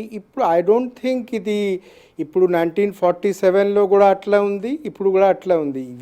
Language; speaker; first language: Telugu; non-native, fluent; Hindi